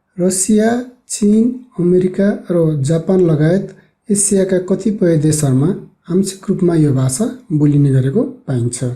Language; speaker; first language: Nepali; native; Nepali